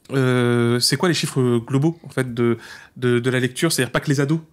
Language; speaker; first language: French; native; French